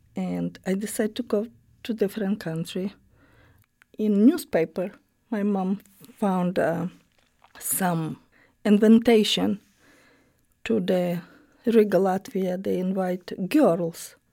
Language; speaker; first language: English; non-native, learner; Ukrainian